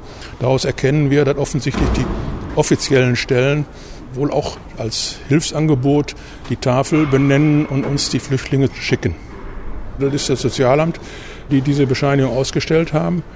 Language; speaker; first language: German; native; German